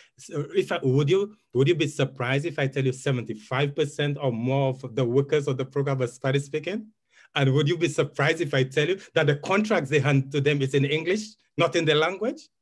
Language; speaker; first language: English; native; English